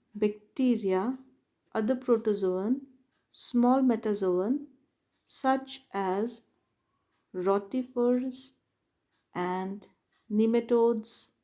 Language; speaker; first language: English; non-native, local second language; Hindi